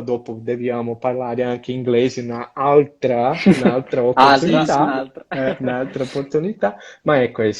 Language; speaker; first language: Italian; non-native, learner; Portuguese